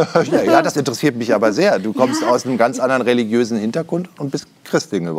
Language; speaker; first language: German; native; German